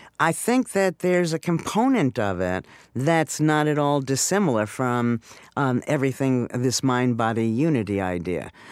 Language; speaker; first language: English; native; English